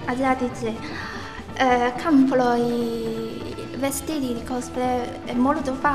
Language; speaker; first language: Italian; non-native, learner; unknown